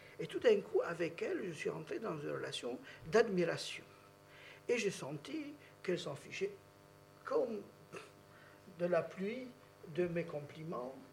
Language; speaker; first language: French; non-native, fluent; Romanian